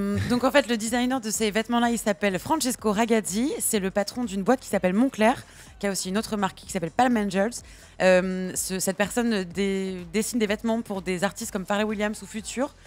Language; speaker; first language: French; native; French